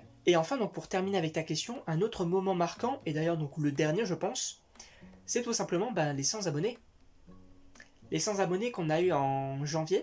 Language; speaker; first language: French; native; French